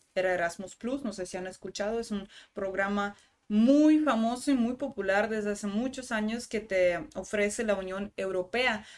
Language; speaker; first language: Spanish; non-native, fluent; Russian